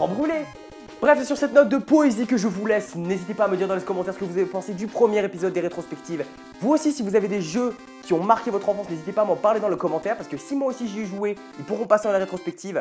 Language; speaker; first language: French; native; French